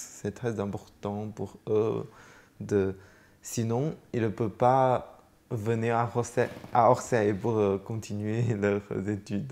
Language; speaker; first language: French; non-native, fluent; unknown